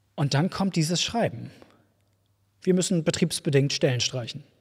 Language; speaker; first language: German; native; German